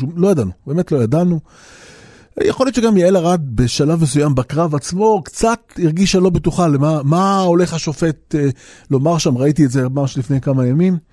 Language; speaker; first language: Hebrew; native; Hebrew